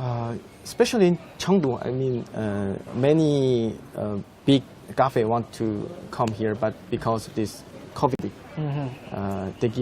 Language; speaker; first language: English; non-native, fluent; Korean